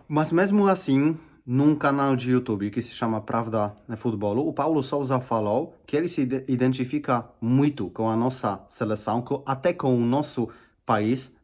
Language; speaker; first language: Portuguese; non-native, fluent; Polish